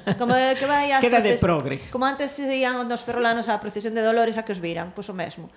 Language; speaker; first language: Galician; non-native, local second language; Spanish